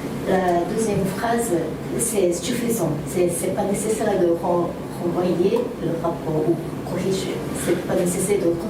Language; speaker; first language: French; non-native, learner; Japanese